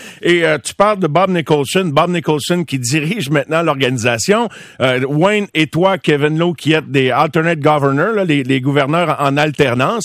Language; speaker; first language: French; native; French